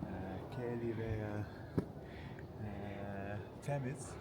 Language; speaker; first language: Turkish; non-native, learner; English